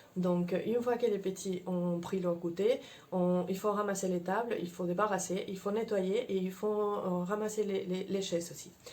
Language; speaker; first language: French; non-native, fluent; Spanish